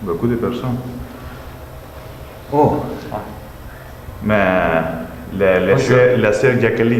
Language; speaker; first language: French; non-native, learner; Spanish